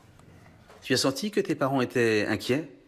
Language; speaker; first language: French; native; French